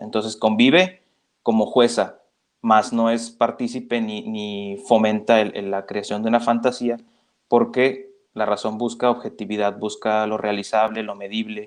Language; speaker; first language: Spanish; native; Spanish